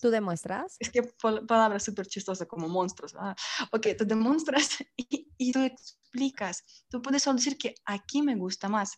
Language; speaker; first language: Spanish; non-native, learner; Russian